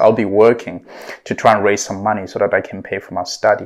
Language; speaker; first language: English; non-native, local second language; Southern Sotho